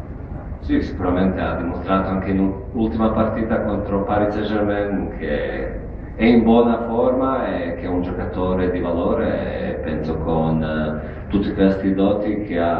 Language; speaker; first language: Italian; non-native, fluent; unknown